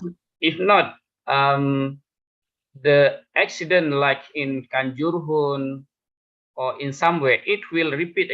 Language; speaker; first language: English; non-native, fluent; Indonesian